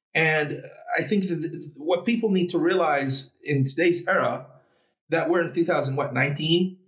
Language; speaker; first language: English; early bilingual, heritage; Arabic